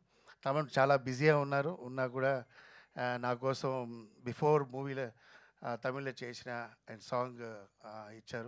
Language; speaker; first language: Telugu; non-native, fluent; Tamil